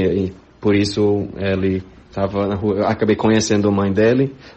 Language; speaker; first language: Portuguese; non-native, fluent; English